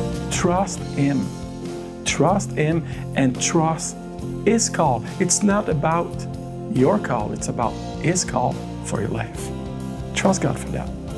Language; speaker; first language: English; non-native, learner; French